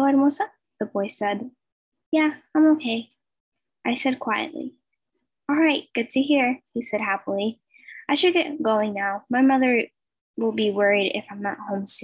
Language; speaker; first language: English; non-native, fluent; Spanish